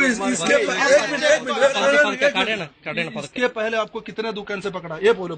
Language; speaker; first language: Hindi; non-native, local second language; Malayalam